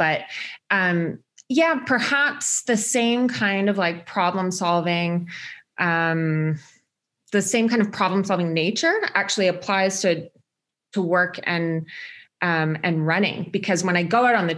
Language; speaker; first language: English; native; English